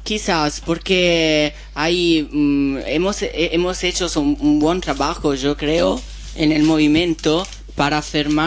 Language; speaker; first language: Spanish; non-native, fluent; Italian